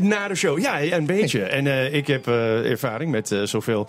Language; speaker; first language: Dutch; non-native, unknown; English